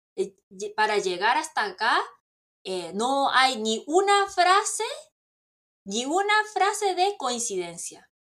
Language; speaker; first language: Spanish; non-native, fluent; Korean